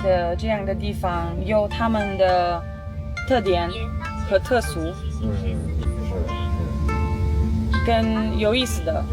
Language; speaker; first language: Chinese; non-native, learner; Romanian